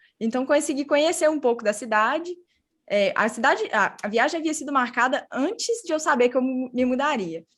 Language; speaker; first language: Portuguese; native; Portuguese